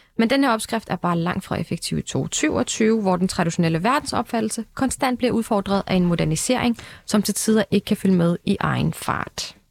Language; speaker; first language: Danish; early bilingual, other home language; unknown